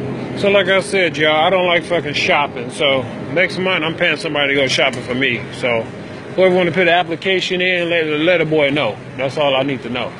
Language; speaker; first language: English; native; English